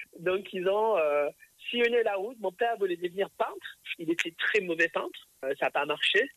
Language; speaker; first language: French; early bilingual, other home language; English